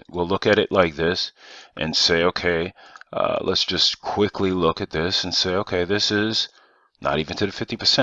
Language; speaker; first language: English; native; English